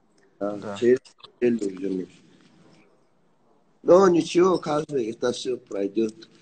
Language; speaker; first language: Russian; non-native, learner; Persian